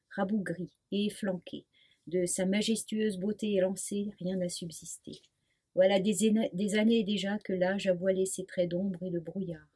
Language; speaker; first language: French; non-native, local second language; Swiss German